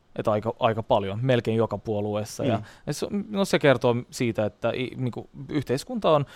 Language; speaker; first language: Finnish; non-native, fluent; Turkish